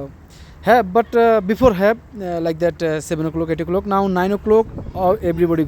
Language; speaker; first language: English; non-native, learner; Bangla